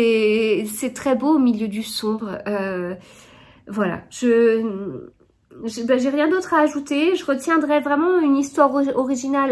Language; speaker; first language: French; native; French